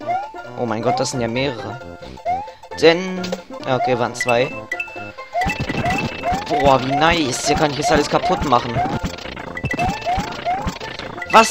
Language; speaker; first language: German; native; German